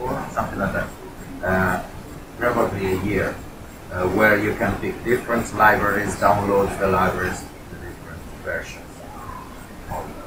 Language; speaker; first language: English; non-native, fluent; Italian